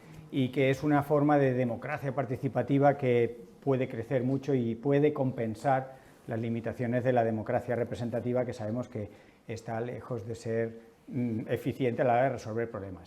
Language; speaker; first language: Spanish; native; Spanish